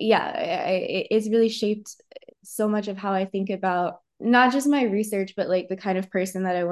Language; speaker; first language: English; native; English